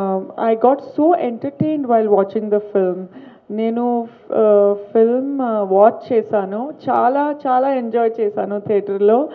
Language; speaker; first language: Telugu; non-native, local second language; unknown